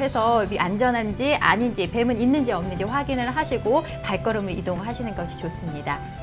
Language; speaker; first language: Korean; native; Korean